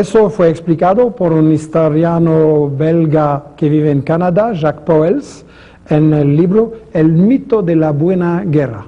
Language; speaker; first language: Spanish; non-native, fluent; French